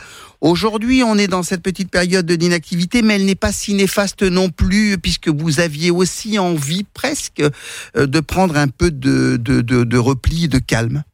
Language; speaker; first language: French; native; French